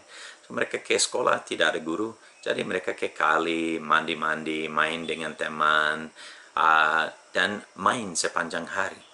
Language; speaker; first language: Indonesian; non-native, fluent; English